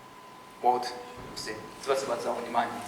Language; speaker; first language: Russian; non-native, learner; Chinese